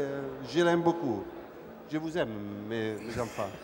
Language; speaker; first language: French; non-native, fluent; Italian